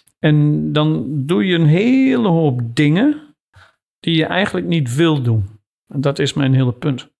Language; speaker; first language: Dutch; native; Dutch